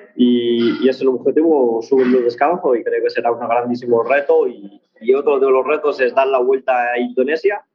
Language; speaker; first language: Spanish; early bilingual, other home language; Arabic